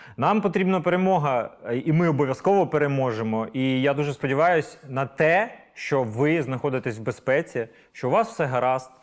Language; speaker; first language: Ukrainian; native; Ukrainian